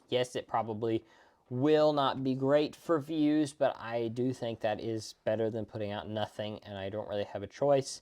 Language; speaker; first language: English; native; English